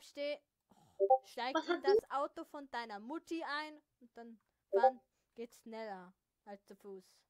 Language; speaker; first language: German; native; German